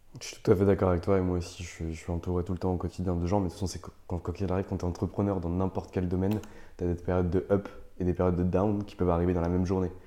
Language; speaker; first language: French; native; French